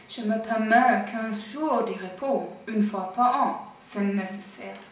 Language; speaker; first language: French; non-native, learner; German